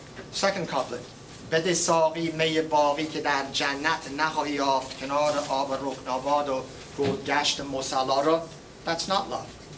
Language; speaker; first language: English; native; English